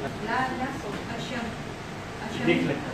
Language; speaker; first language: Arabic; non-native, learner; Urdu